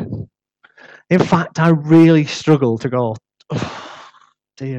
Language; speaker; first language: English; native; English